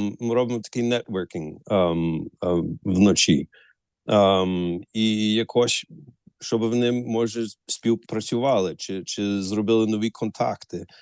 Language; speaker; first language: Ukrainian; early bilingual, heritage; Ukrainian